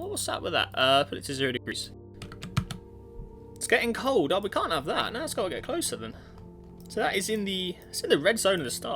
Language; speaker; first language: English; native; English